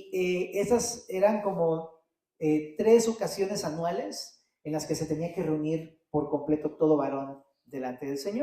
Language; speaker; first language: Spanish; native; Spanish